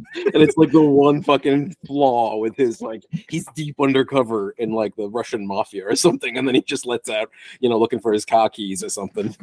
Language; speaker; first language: English; native; English